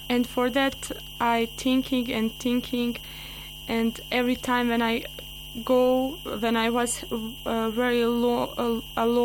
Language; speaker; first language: English; non-native, learner; Bosnian